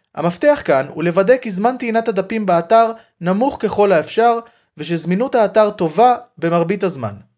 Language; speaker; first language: Hebrew; native; Hebrew